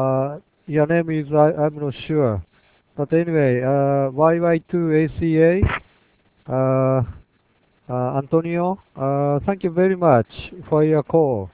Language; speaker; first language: English; non-native, learner; Japanese